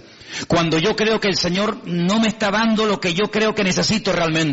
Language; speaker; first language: Spanish; native; Spanish